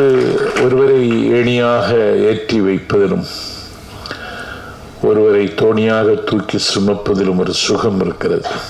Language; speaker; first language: Tamil; native; Tamil